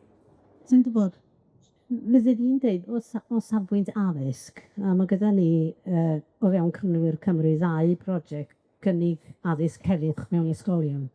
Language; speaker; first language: Welsh; native; Welsh